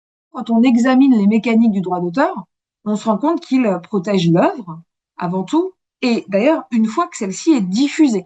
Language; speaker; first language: French; native; French